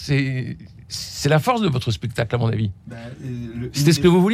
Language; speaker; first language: French; native; French